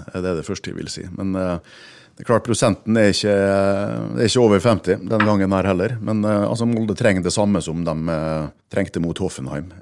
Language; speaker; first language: Norwegian; native; Norwegian